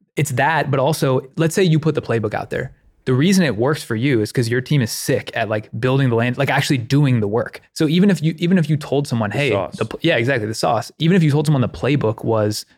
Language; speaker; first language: English; native; English